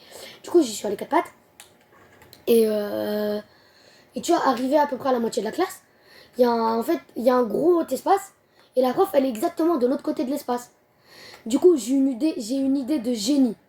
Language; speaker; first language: French; native; French